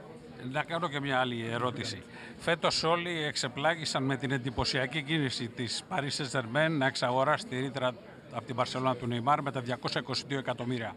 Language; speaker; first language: Greek; native; Greek